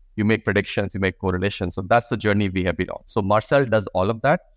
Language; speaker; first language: English; non-native, local second language; Hindi